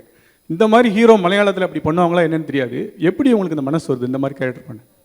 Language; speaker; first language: Tamil; native; Tamil